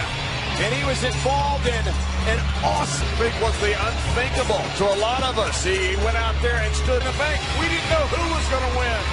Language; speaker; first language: English; native; English